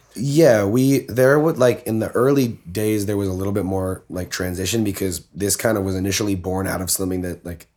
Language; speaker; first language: English; native; English